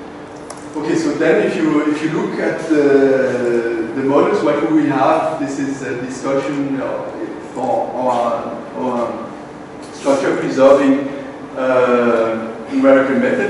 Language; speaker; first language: English; non-native, fluent; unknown